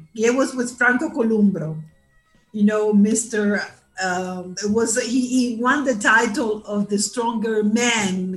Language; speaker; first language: English; non-native, fluent; Spanish